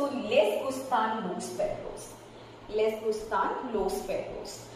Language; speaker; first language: Spanish; non-native, fluent; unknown